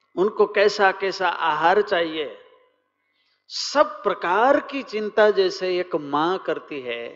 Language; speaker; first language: Hindi; non-native, local second language; Gujarati